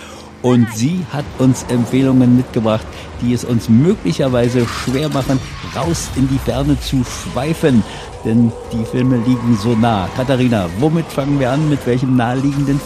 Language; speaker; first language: German; native; German